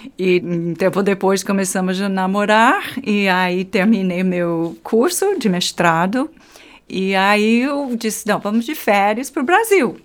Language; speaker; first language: Portuguese; non-native, fluent; English